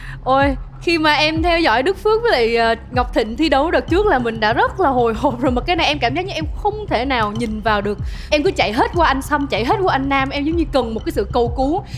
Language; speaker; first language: Vietnamese; native; Vietnamese